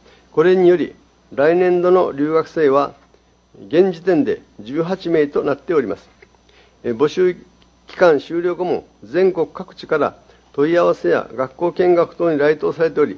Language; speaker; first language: Japanese; native; Japanese